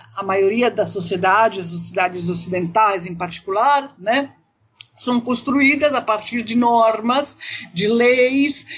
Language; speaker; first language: Portuguese; non-native, fluent; Italian